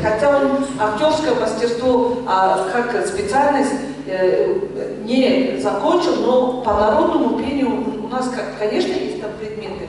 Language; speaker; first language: Russian; non-native, local second language; Tuvinian